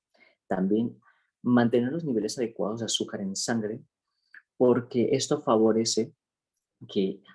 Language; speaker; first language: Spanish; native; Spanish